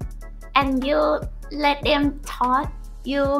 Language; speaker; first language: English; non-native, learner; Thai